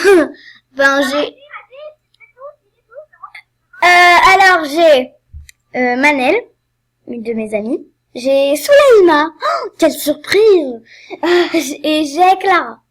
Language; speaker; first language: French; native; French